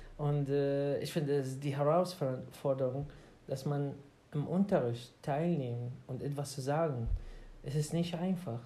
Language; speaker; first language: German; non-native, learner; Arabic